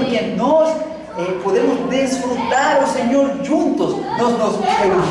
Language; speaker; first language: Portuguese; non-native, fluent; Spanish